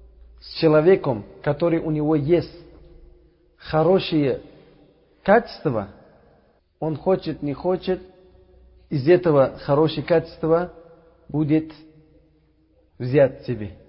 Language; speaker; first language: Russian; non-native, learner; Uzbek